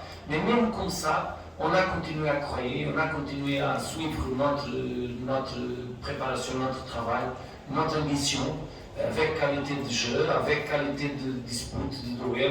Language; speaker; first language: French; non-native, fluent; Portuguese